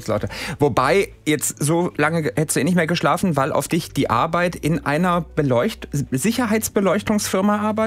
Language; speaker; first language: German; native; German